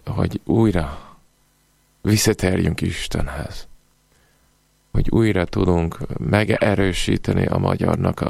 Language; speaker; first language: Hungarian; non-native, fluent; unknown